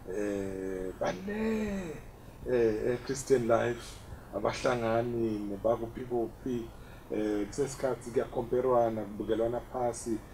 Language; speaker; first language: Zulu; non-native, local second language; Swati